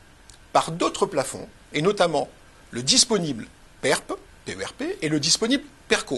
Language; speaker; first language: French; native; French